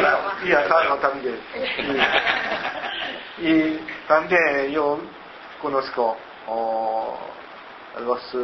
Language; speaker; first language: Spanish; non-native, learner; Japanese